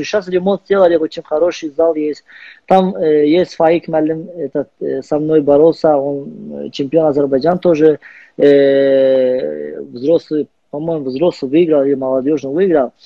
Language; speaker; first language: Russian; non-native, learner; Azerbaijani